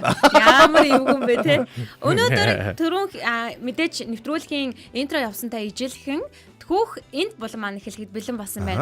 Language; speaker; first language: Mongolian; native; Mongolian